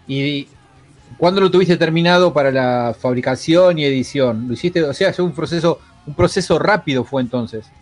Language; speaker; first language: Spanish; native; Spanish